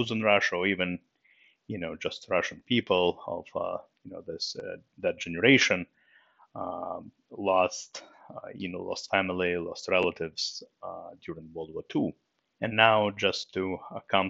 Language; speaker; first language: English; non-native, fluent; Russian